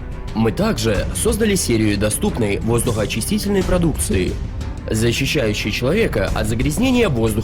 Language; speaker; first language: Russian; native; Russian